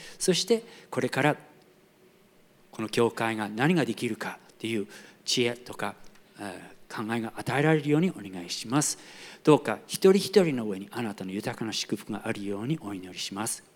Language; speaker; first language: Japanese; non-native, local second language; English